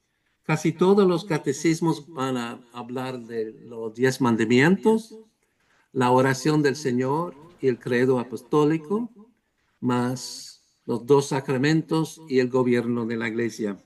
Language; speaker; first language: Spanish; non-native, fluent; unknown